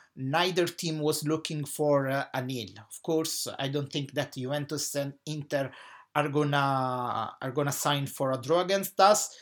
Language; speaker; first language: English; non-native, fluent; Italian